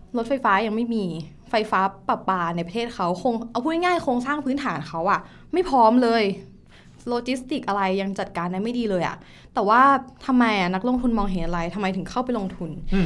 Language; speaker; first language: Thai; native; Thai